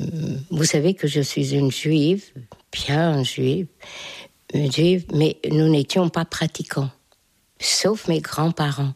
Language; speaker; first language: French; non-native, fluent; Hungarian